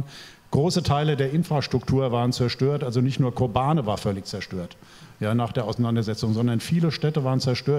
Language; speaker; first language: German; non-native, fluent; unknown